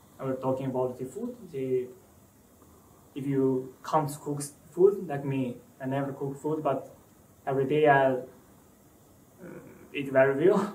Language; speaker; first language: English; non-native, learner; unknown